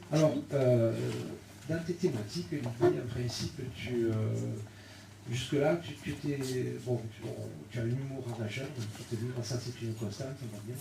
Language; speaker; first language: French; native; French